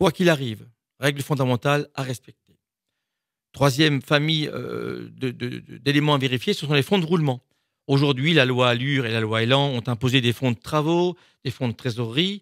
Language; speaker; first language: French; native; French